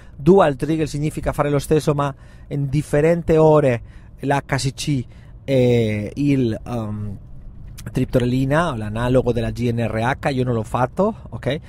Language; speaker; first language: Italian; non-native, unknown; Spanish